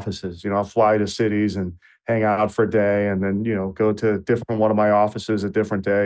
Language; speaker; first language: English; native; English